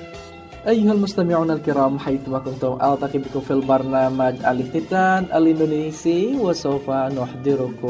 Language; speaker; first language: Arabic; non-native, fluent; Indonesian